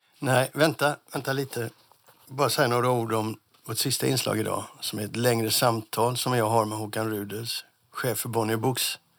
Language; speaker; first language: Swedish; native; Swedish